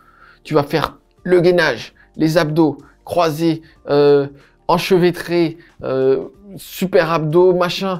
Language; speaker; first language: French; native; French